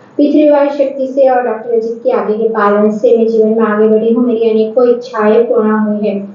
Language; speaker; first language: Hindi; early bilingual, heritage; Hindi